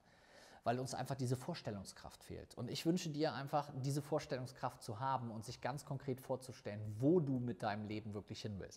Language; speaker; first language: German; native; German